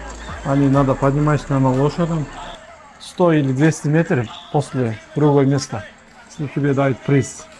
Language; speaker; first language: Russian; non-native, local second language; Kyrgyz